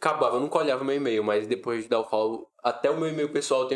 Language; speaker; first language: Portuguese; native; Portuguese